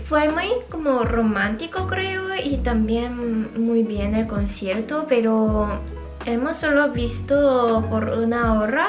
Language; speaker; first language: Spanish; non-native, local second language; Korean